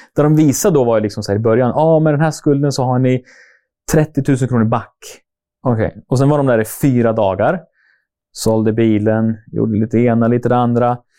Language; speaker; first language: Swedish; native; Swedish